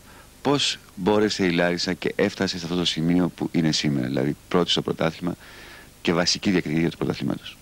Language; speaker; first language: Greek; native; Greek